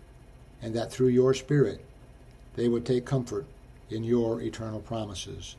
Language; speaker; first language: English; native; English